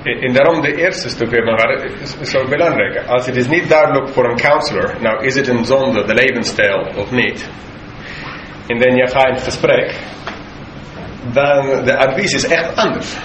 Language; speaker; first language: Dutch; non-native, fluent; English